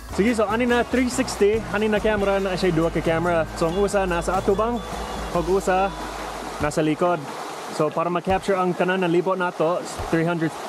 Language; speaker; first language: Cebuano; non-native, fluent; English